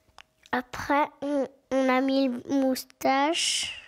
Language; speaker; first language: French; early bilingual, other home language; Arabic